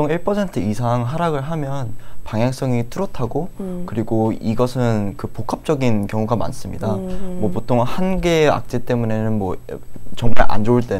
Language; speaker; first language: Korean; native; Korean